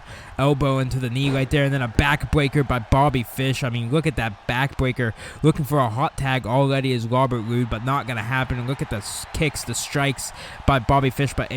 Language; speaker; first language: English; native; English